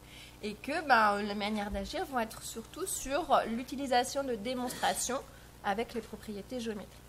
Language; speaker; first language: French; native; French